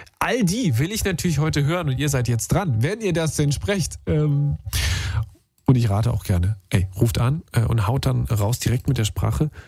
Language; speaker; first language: German; native; German